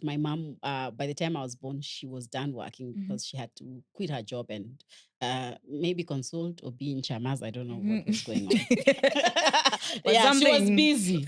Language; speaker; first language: English; non-native, local second language; Swahili